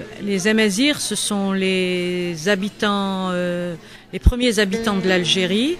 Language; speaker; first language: French; non-native, local second language; Kabyle